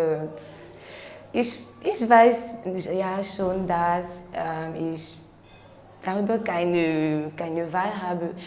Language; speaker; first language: German; non-native, learner; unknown